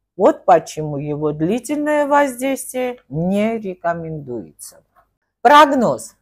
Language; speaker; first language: Russian; non-native, local second language; Armenian